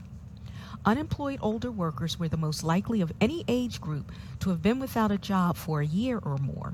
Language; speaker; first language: English; native; English